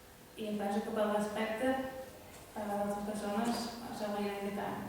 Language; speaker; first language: Catalan; non-native, fluent; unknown